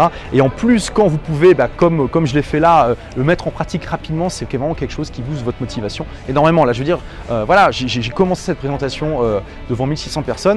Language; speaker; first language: French; native; French